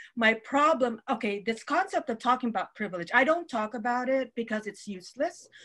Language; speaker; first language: English; non-native, local second language; Waray